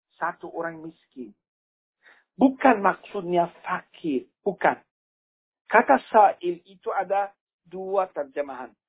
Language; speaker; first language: Indonesian; non-native, fluent; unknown